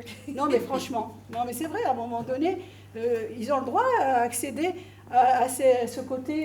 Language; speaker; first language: French; native; French